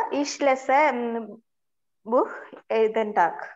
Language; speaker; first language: German; non-native, learner; Malayalam